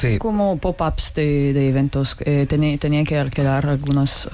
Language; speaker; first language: Spanish; non-native, learner; Russian